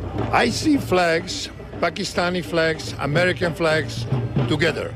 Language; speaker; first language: English; non-native, fluent; Croatian